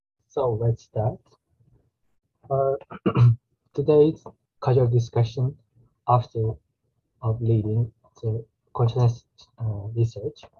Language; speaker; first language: English; non-native, learner; Japanese